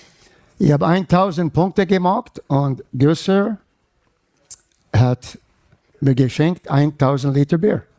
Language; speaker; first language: German; non-native, fluent; English